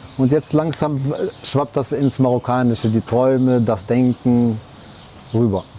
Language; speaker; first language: German; early bilingual, other home language; Arabic